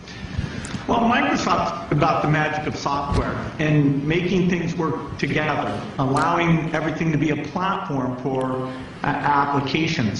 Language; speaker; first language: English; native; English